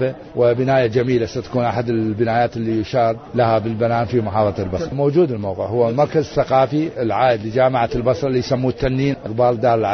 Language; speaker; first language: Arabic; native; Arabic